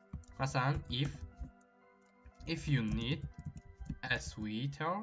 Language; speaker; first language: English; non-native, fluent; Tajik